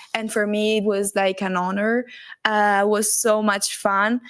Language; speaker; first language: English; non-native, learner; Italian